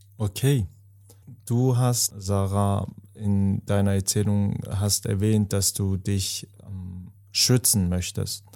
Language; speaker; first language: German; non-native, fluent; Persian